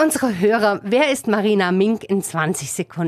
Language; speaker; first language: German; native; German